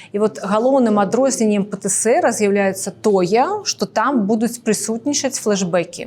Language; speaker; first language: Belarusian; non-native, local second language; Russian